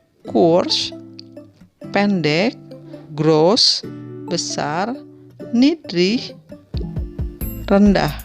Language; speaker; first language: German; non-native, fluent; Indonesian